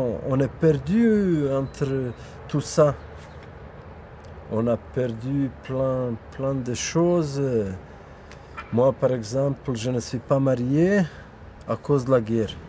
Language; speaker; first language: French; non-native, fluent; Bosnian